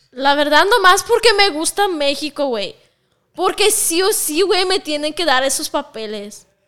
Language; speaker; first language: Spanish; non-native, fluent; Russian